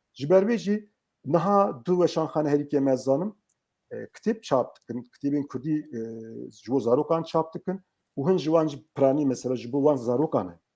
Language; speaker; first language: Kurdish; native; Kurdish